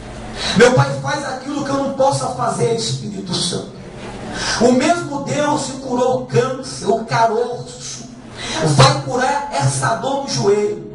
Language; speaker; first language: Portuguese; native; Portuguese